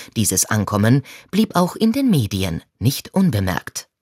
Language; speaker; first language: German; native; German